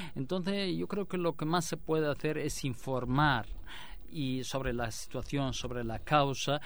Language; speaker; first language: Spanish; non-native, local second language; Arabic